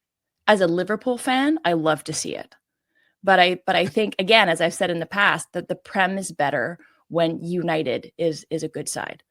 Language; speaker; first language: English; native; English